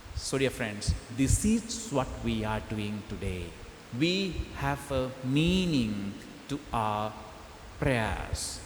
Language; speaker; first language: English; non-native, local second language; Sinhala